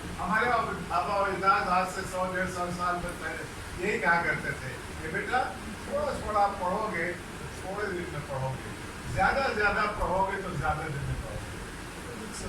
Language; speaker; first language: Urdu; native; Urdu